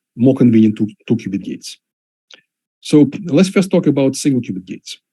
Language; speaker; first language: English; non-native, fluent; Russian